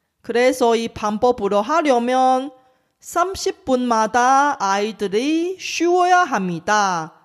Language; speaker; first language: Korean; non-native, fluent; Chinese